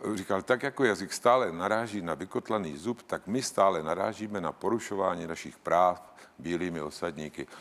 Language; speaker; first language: Czech; native; Czech